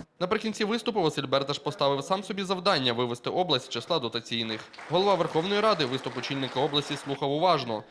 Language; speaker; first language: Ukrainian; native; Ukrainian